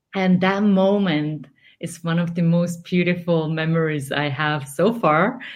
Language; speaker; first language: English; non-native, fluent; Finnish